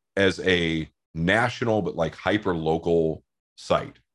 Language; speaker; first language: English; native; English